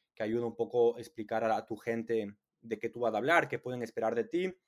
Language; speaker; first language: Spanish; native; Spanish